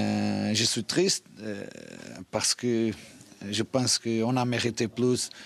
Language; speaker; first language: French; non-native, learner; Portuguese